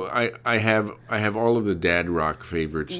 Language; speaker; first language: English; early bilingual, other home language; Hungarian